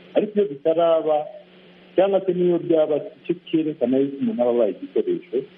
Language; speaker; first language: Kinyarwanda; native; Kinyarwanda